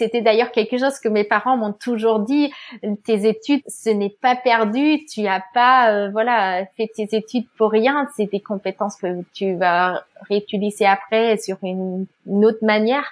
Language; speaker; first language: French; non-native, fluent; German